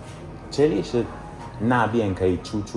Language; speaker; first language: Chinese; non-native, learner; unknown